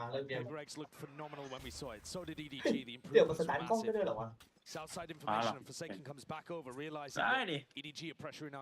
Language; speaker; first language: English; native; English